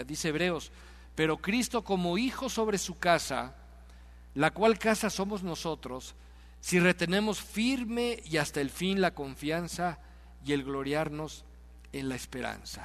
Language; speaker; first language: Spanish; native; Spanish